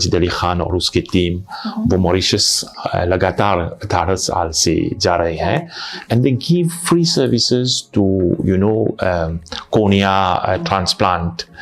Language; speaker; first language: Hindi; non-native, fluent; Morisyen